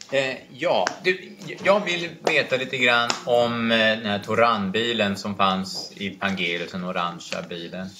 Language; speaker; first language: Swedish; native; Swedish